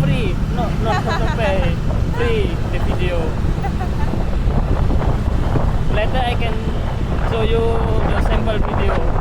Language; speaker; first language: English; non-native, learner; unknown